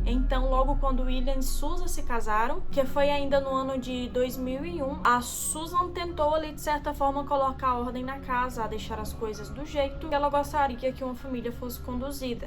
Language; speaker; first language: Portuguese; native; Portuguese